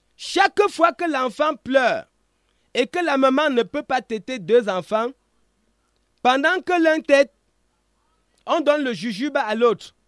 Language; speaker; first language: French; non-native, local second language; Ghomala